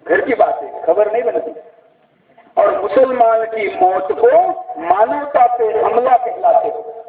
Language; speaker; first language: Hindi; non-native, local second language; Marathi